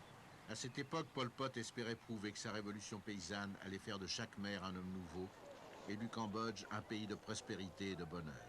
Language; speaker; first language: French; native; French